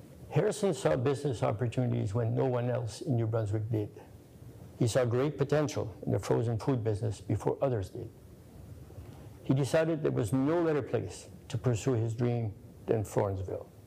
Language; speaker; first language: English; native; English